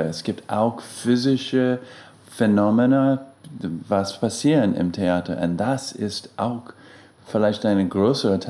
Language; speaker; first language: German; non-native, learner; English